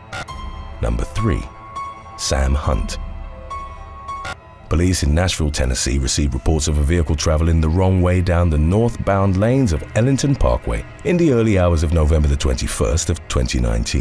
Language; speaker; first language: English; native; English